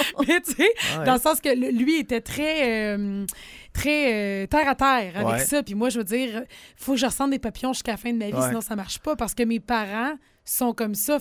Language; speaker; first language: French; native; French